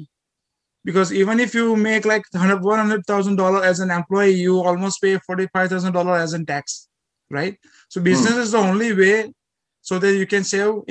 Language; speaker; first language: English; non-native, local second language; Gujarati